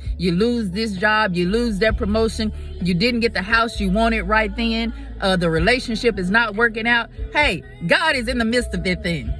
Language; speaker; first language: English; native; English